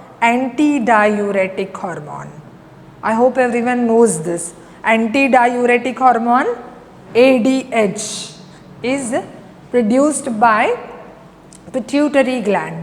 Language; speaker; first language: English; non-native, local second language; Hindi